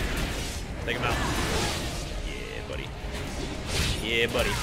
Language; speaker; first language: English; native; English